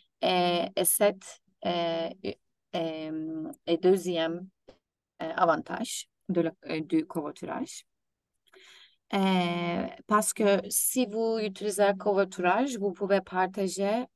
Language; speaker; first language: French; non-native, learner; Turkish